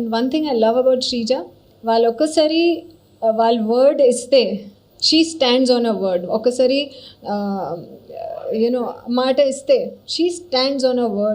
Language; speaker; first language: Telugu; non-native, learner; Hindi